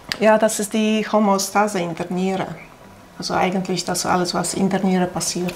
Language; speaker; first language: German; non-native, fluent; Polish